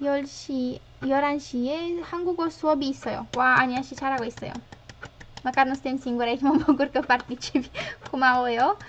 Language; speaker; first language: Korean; non-native, fluent; Romanian